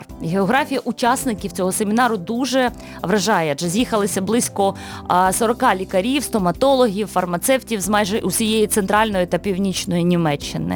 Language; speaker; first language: Ukrainian; native; Ukrainian